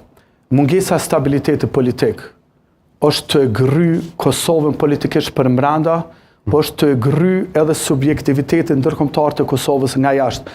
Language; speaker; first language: Albanian; native; Albanian